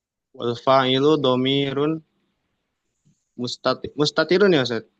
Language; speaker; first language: Arabic; non-native, learner; Indonesian